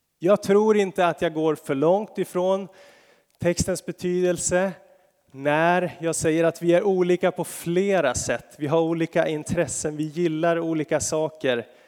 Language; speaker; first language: Swedish; native; Swedish